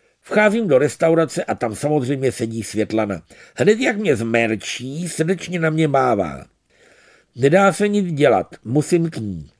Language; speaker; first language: Czech; native; Czech